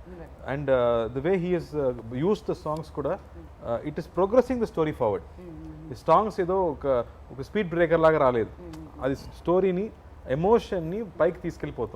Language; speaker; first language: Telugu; non-native, fluent; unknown